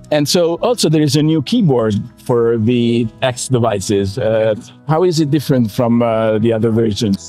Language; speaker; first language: English; non-native, fluent; Italian